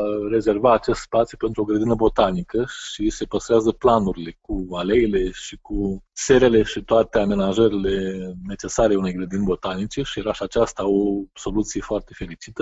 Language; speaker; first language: Romanian; native; Romanian